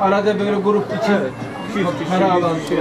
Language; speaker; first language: Turkish; native; Turkish